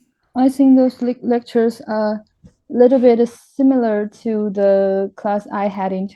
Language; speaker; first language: English; non-native, learner; Chinese